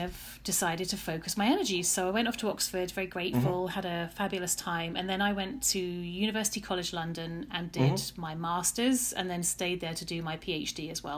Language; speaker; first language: English; native; English